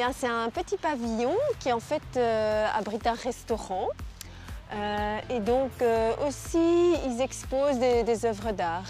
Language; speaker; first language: French; native; French